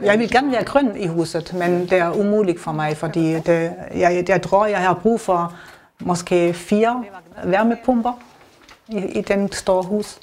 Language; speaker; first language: Danish; non-native, learner; German